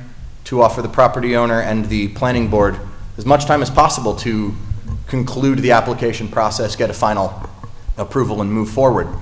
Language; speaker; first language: English; native; English